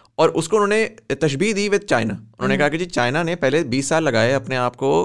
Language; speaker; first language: Hindi; native; Hindi